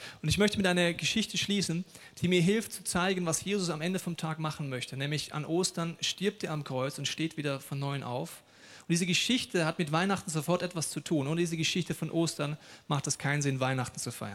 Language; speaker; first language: German; native; German